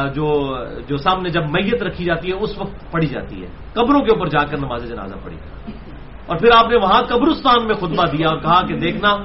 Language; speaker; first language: Urdu; non-native, local second language; Punjabi